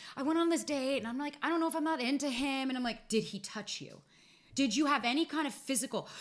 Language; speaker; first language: English; native; English